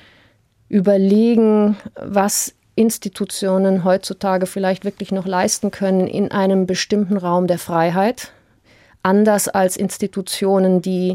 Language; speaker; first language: German; early bilingual, heritage; German